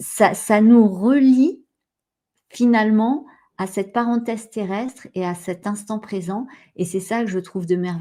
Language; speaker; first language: French; native; French